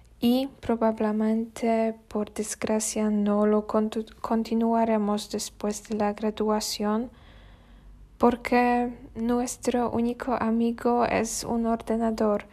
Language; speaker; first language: Spanish; non-native, learner; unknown